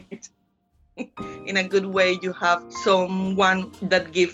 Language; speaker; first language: English; non-native, fluent; Spanish